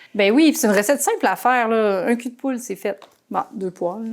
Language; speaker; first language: French; native; French